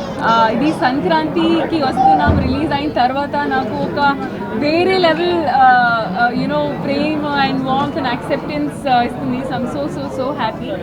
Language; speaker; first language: Telugu; non-native, fluent; Hindi